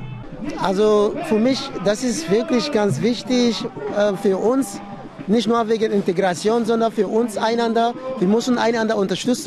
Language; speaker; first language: German; non-native, fluent; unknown